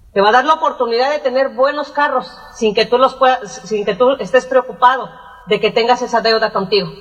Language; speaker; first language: Spanish; native; Spanish